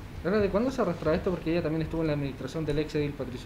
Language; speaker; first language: Spanish; native; Spanish